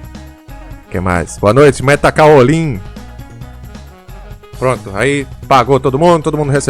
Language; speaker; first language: Portuguese; native; Portuguese